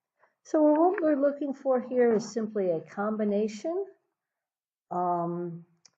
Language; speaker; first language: English; native; English